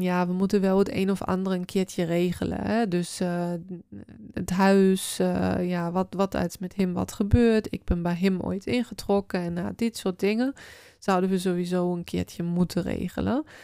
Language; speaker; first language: Dutch; non-native, fluent; German